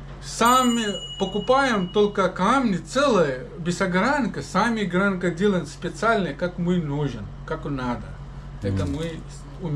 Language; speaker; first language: Russian; non-native, learner; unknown